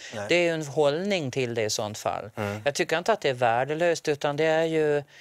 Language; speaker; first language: Swedish; native; Swedish